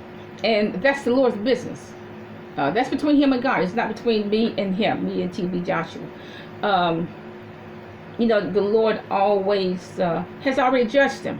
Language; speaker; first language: English; native; English